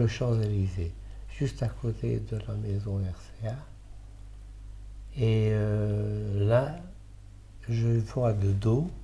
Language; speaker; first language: French; early bilingual, other home language; Italian